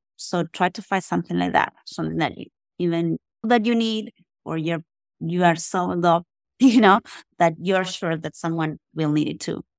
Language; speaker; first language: English; non-native, fluent; Spanish